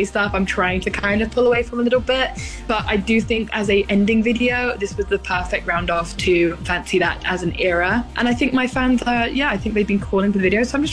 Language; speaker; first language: English; native; English